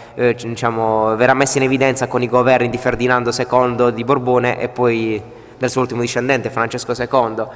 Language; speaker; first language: Italian; native; Italian